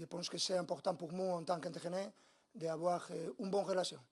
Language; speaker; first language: French; non-native, learner; Spanish